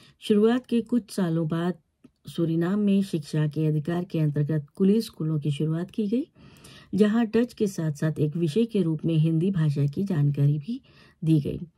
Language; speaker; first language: Hindi; native; Hindi